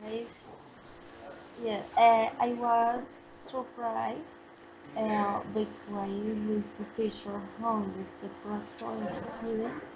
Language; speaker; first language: English; non-native, learner; Spanish